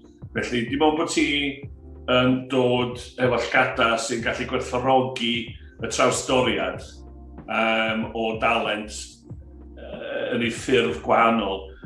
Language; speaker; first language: Welsh; native; Welsh